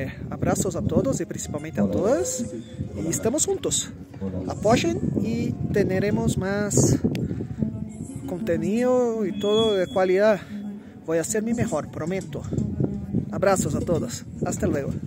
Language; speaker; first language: Spanish; non-native, learner; Portuguese